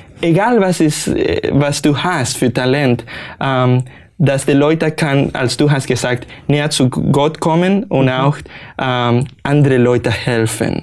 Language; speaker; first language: German; non-native, learner; Spanish